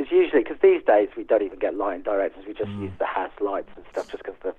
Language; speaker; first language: English; native; English